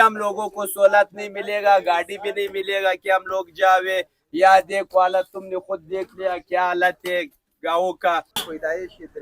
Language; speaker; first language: Hindi; non-native, local second language; Pashto